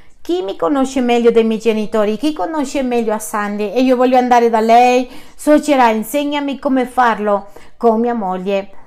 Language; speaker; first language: Italian; non-native, fluent; Spanish